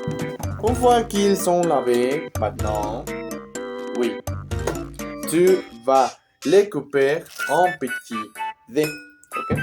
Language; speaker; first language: French; non-native, learner; Spanish